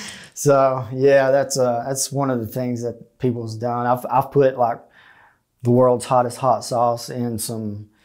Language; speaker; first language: English; native; English